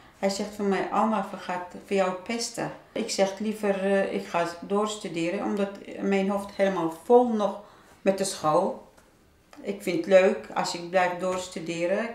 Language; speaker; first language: Dutch; non-native, learner; Turkish